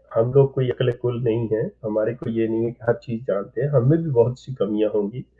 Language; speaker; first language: Urdu; native; Urdu